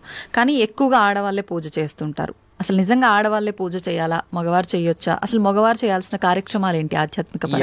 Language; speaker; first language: Telugu; native; Telugu